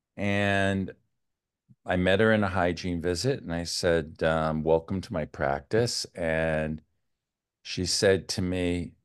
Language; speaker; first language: English; native; English